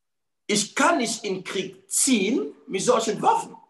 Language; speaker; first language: German; non-native, fluent; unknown